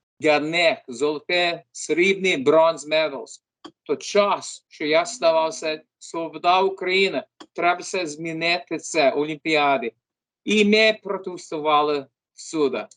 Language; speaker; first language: Ukrainian; early bilingual, heritage; English